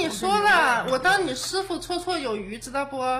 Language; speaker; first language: Chinese; native; Chinese